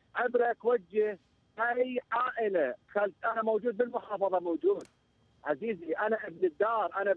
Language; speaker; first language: Arabic; native; Arabic